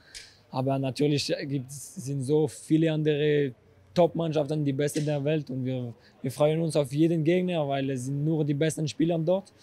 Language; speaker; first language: German; non-native, local second language; French